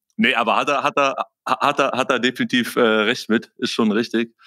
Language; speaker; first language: German; native; German